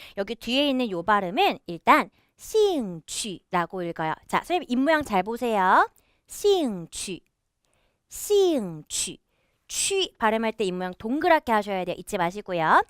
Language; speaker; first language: Korean; native; Korean